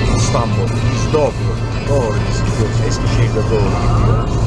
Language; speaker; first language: Turkish; native; Turkish